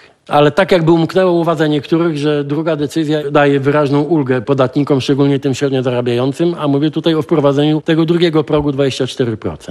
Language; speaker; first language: Polish; native; Polish